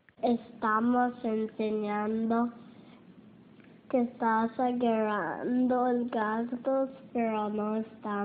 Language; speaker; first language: Spanish; early bilingual, heritage; Spanish